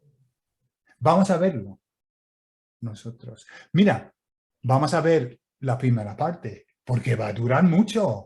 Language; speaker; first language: Spanish; non-native, fluent; English